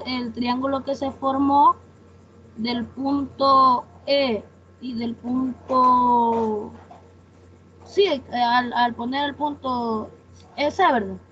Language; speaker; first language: Spanish; native; Spanish